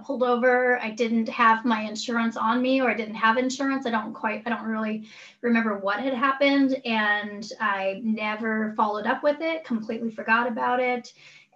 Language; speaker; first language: English; native; English